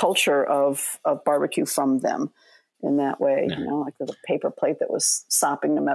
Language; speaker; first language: English; native; English